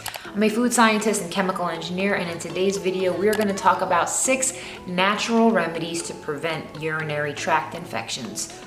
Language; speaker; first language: English; native; English